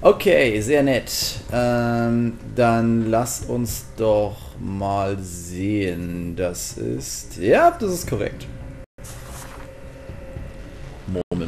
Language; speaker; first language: German; native; German